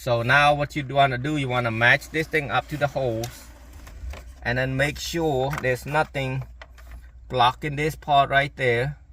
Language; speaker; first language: English; non-native, local second language; Khmer